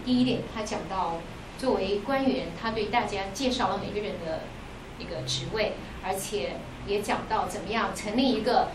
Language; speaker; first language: Chinese; native; Chinese